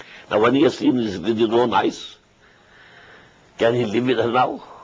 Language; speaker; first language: English; non-native, local second language; Urdu